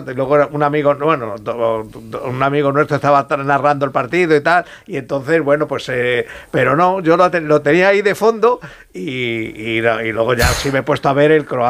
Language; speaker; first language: Spanish; native; Spanish